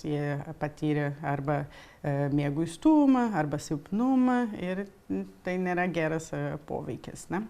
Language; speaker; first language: Lithuanian; early bilingual, heritage; Lithuanian